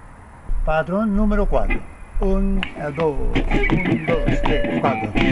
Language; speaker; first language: Spanish; native; Spanish